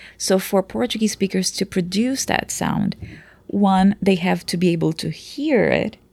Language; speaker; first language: English; non-native, fluent; Portuguese